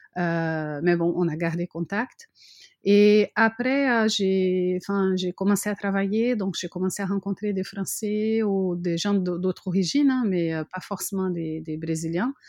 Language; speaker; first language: French; non-native, fluent; Portuguese